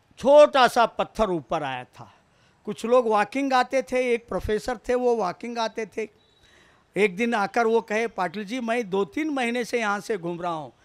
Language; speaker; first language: Hindi; non-native, local second language; Kannada